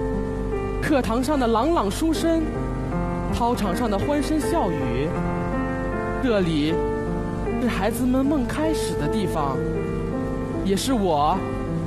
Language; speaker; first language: Chinese; native; Chinese